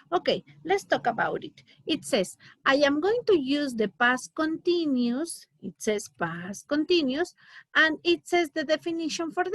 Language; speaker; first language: English; non-native, learner; Spanish